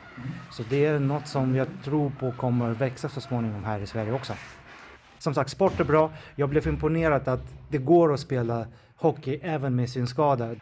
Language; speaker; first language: Swedish; non-native, fluent; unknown